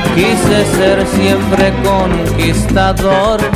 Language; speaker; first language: Spanish; early bilingual, heritage; Spanish